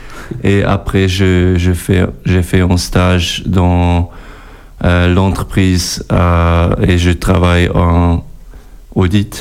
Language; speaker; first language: French; non-native, learner; German